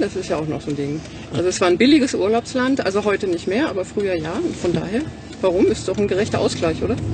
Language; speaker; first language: German; native; German